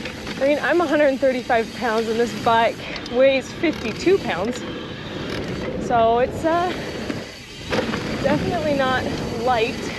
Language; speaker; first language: English; native; English